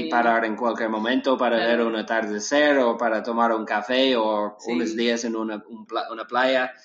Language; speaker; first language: Spanish; non-native, learner; English